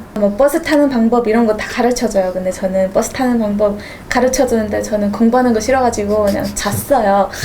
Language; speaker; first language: Korean; native; Korean